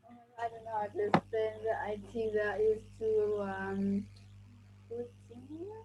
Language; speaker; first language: English; non-native, learner; Vietnamese